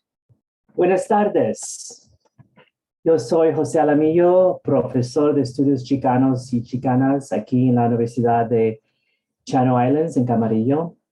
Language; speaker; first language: Spanish; early bilingual, heritage; Spanish